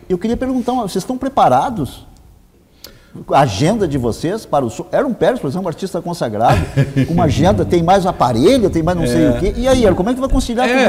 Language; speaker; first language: Portuguese; native; Portuguese